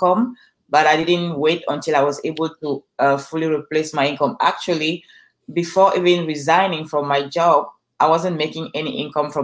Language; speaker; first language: English; non-native, local second language; French